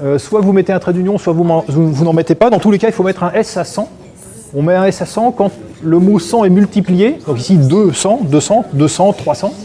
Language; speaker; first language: French; native; French